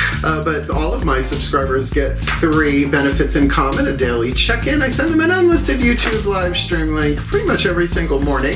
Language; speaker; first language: English; native; English